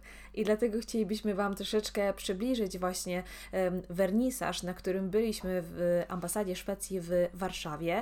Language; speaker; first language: Polish; native; Polish